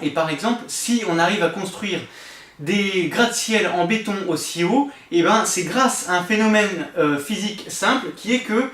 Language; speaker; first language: French; native; French